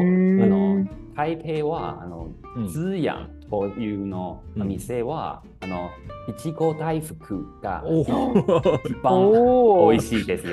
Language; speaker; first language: Japanese; non-native, learner; Chinese